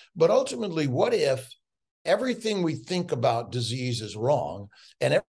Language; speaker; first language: English; native; English